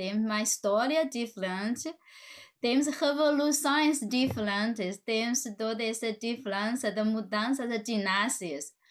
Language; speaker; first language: Portuguese; non-native, fluent; Chinese